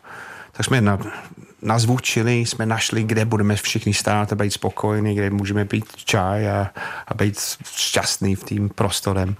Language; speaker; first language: Czech; non-native, fluent; English